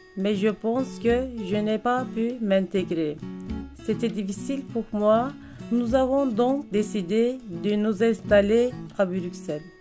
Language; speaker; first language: French; non-native, fluent; Turkish